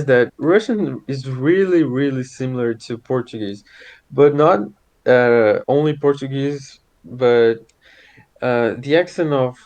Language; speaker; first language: English; non-native, fluent; Portuguese